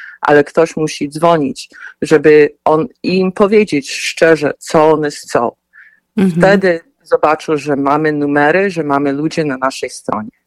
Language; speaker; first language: Polish; early bilingual, heritage; Polish